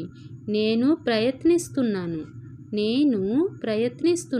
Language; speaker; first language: Telugu; non-native, local second language; Odia